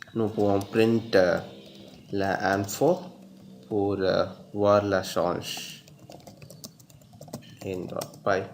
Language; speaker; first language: French; non-native, learner; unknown